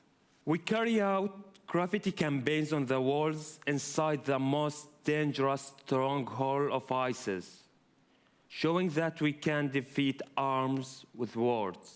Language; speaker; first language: English; non-native, fluent; Arabic